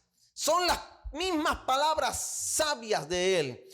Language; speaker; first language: Spanish; native; Spanish